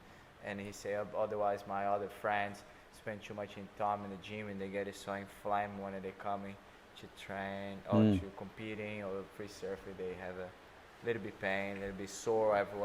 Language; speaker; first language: English; non-native, fluent; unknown